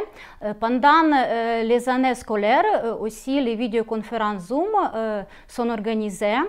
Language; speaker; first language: French; non-native, local second language; Ukrainian